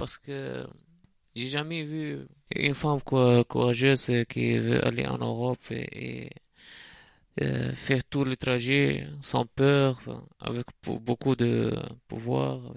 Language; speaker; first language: French; non-native, learner; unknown